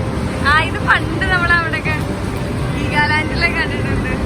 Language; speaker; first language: Malayalam; native; Malayalam